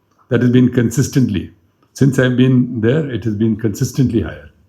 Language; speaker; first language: English; non-native, local second language; Malayalam